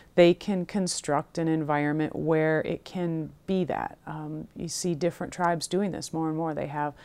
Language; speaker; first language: English; native; English